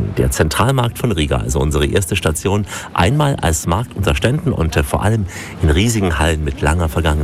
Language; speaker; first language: German; native; German